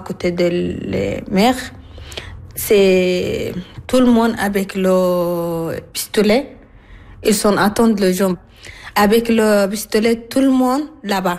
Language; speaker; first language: French; non-native, learner; Arabic